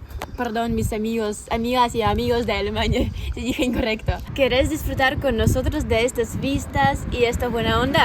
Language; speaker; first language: Spanish; non-native, fluent; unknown